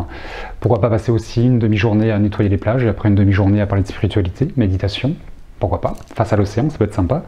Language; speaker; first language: French; native; French